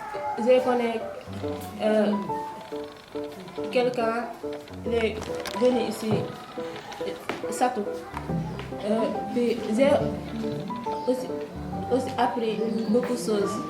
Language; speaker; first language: French; non-native, local second language; Wolof